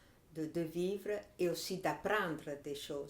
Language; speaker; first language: French; non-native, fluent; Italian